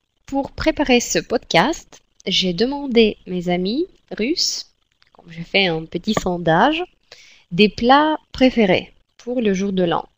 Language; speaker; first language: French; non-native, fluent; Russian